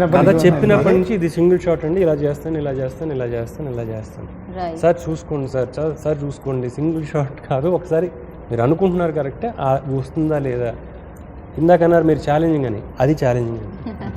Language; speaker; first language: Telugu; native; Telugu